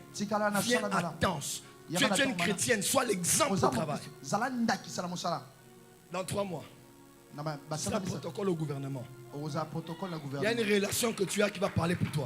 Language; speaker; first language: French; non-native, local second language; Lingala